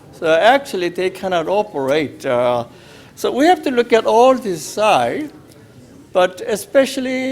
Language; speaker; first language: English; non-native, fluent; Korean